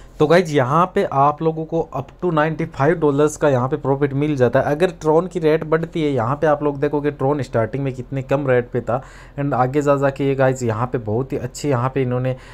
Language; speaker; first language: Hindi; native; Hindi